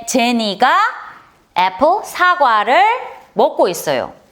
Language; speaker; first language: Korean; non-native, fluent; Bosnian